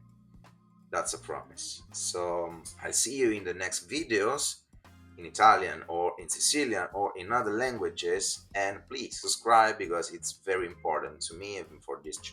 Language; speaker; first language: English; non-native, fluent; Italian